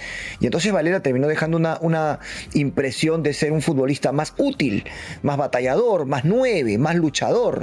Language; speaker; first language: Spanish; native; Spanish